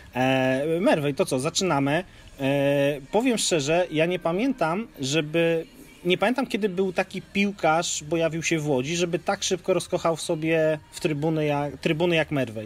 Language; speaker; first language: Polish; native; Polish